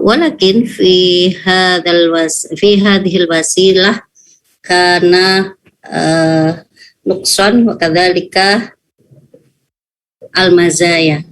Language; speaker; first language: Arabic; non-native, fluent; Indonesian